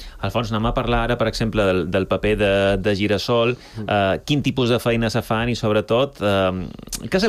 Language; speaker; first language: Catalan; native; Catalan